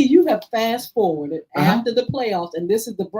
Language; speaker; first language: English; native; English